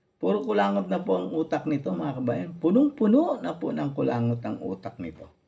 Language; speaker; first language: Filipino; native; Filipino